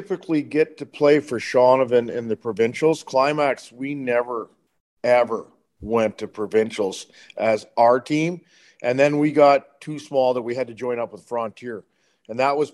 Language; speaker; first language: English; native; English